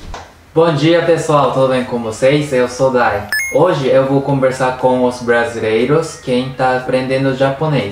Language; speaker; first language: Portuguese; non-native, learner; Japanese